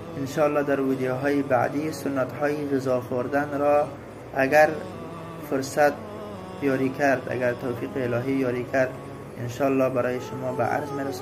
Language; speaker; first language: Persian; native; Persian